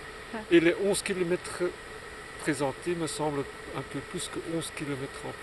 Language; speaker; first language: French; non-native, local second language; Dutch